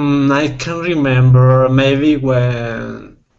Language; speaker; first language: English; non-native, fluent; Spanish